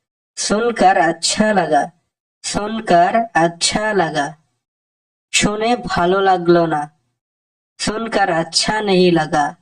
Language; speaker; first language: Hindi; non-native, fluent; Bangla